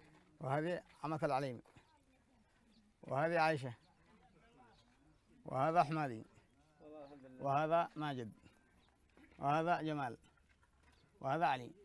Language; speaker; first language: Arabic; native; Arabic